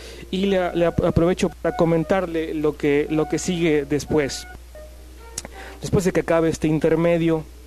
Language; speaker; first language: Spanish; native; Spanish